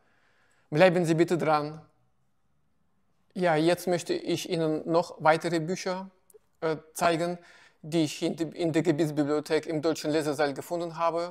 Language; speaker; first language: German; non-native, fluent; Russian